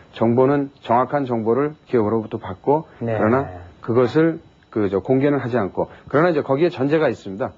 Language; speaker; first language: Korean; native; Korean